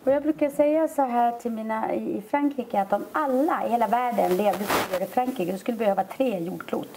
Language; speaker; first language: Swedish; native; Swedish